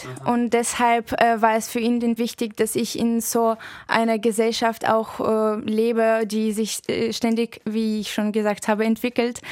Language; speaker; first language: German; non-native, fluent; Russian